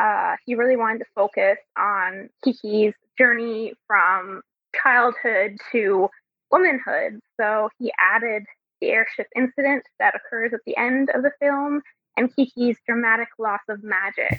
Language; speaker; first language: English; native; English